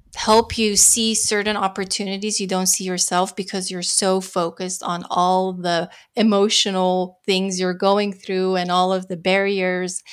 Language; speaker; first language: English; non-native, fluent; Dutch